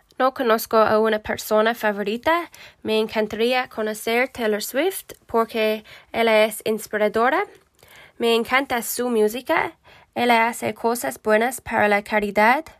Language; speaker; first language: Spanish; non-native, learner; English